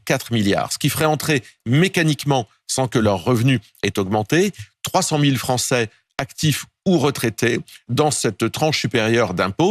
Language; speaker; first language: French; native; French